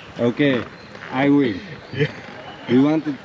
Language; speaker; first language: English; non-native, learner; Turkish